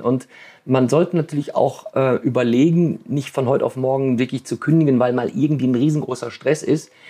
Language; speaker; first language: German; native; German